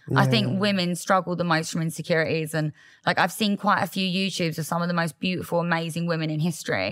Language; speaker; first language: English; native; English